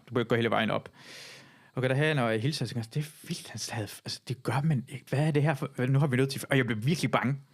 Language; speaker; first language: Danish; early bilingual, other home language; Persian